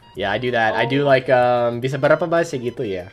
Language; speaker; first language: Indonesian; non-native, fluent; English